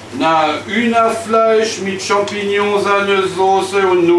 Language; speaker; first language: German; non-native, fluent; French